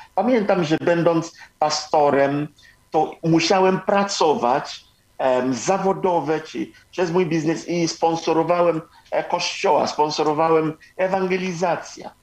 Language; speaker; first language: Polish; non-native, fluent; Igbo